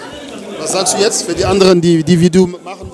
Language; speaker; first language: German; non-native, learner; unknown